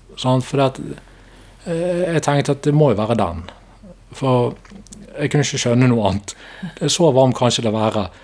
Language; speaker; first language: Norwegian; native; Norwegian